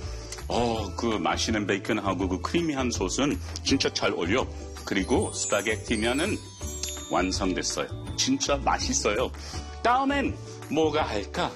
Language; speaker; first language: Korean; non-native, fluent; English